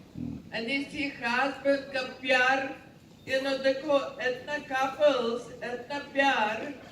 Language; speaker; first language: Hindi; non-native, learner; Ukrainian